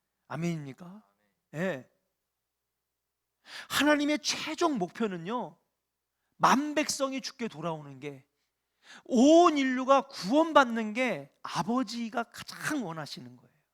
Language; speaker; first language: Korean; native; Korean